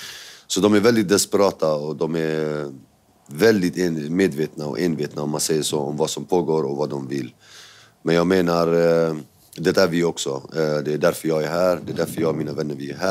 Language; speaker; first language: Swedish; early bilingual, other home language; Kurdish